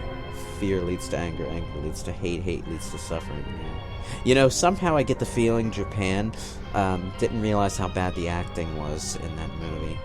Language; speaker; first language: English; native; English